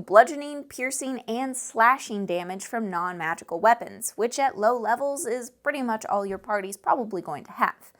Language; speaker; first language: English; native; English